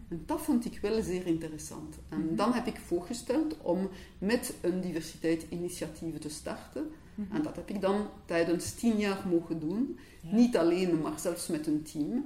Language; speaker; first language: Dutch; non-native, local second language; French